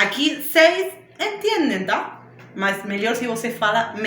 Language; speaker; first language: Portuguese; non-native, learner; Spanish